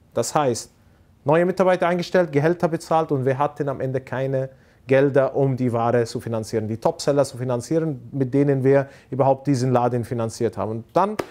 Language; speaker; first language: German; non-native, fluent; Arabic